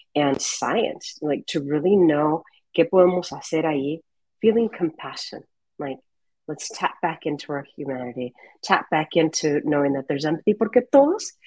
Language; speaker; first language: English; early bilingual, other home language; Spanish